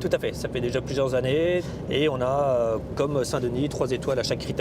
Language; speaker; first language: French; native; French